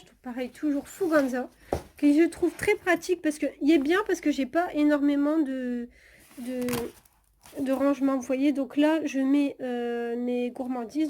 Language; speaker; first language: French; native; French